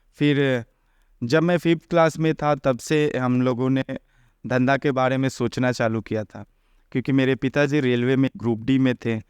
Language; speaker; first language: Hindi; native; Hindi